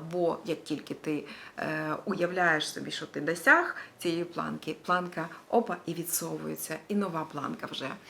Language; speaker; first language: Ukrainian; non-native, local second language; Russian